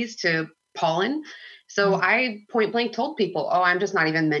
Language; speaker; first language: English; native; English